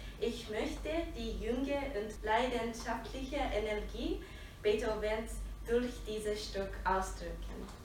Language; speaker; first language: German; non-native, fluent; Japanese